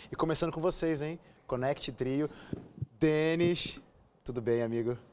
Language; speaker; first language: Portuguese; native; Portuguese